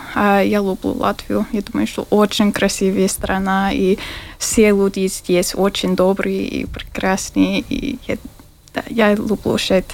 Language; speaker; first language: Russian; non-native, learner; English